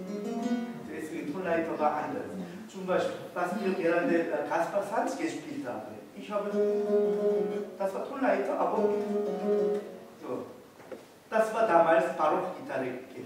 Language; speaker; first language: German; non-native, learner; Korean